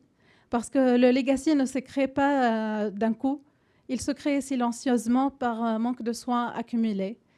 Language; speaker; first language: French; non-native, fluent; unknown